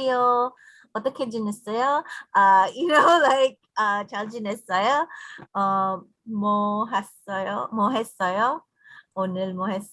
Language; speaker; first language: Korean; non-native, learner; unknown